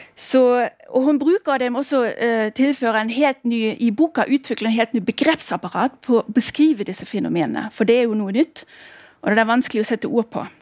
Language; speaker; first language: Norwegian; non-native, fluent; German